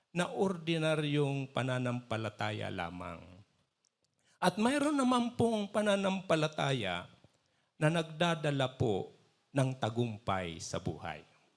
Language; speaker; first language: Filipino; non-native, local second language; Waray